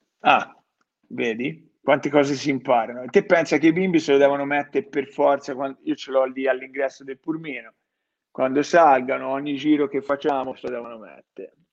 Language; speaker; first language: Italian; native; Italian